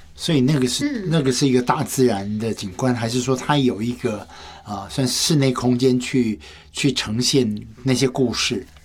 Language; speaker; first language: Chinese; native; Chinese